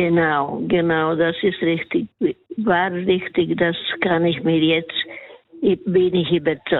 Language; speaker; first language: German; non-native, learner; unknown